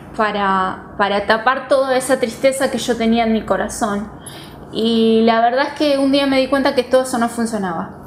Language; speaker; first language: Spanish; native; Spanish